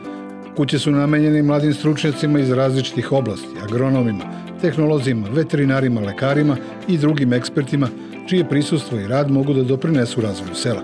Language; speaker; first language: Serbian; native; Serbian